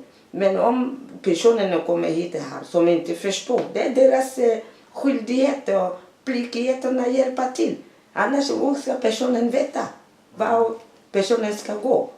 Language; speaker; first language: Swedish; non-native, learner; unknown